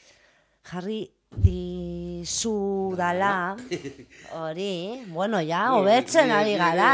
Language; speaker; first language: Basque; non-native, local second language; Spanish